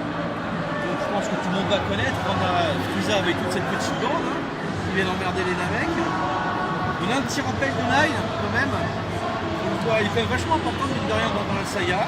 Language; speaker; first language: French; native; French